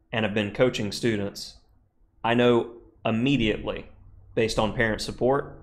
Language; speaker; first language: English; native; English